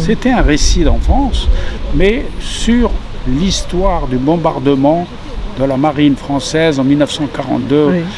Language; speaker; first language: French; non-native, local second language; Arabic